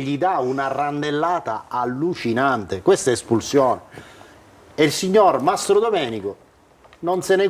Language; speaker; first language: Italian; native; Italian